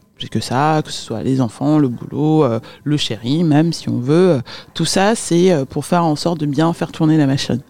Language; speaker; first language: French; early bilingual, other home language; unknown